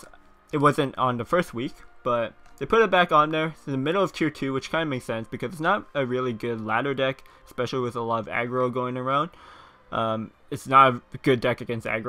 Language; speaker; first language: English; native; English